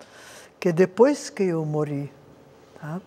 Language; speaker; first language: Portuguese; non-native, fluent; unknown